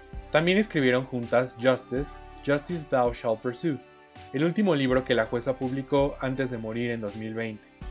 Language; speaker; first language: Spanish; native; Spanish